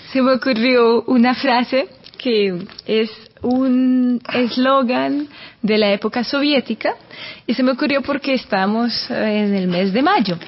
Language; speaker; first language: Spanish; non-native, fluent; Russian